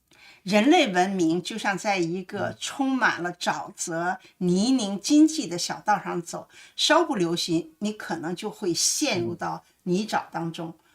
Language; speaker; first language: Chinese; native; Chinese